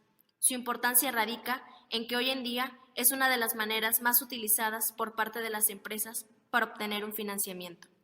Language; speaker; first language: Spanish; native; Spanish